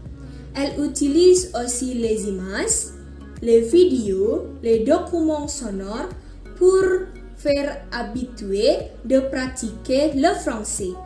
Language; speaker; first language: French; non-native, learner; Indonesian